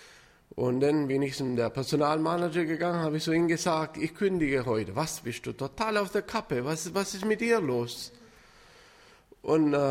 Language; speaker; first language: German; non-native, fluent; Spanish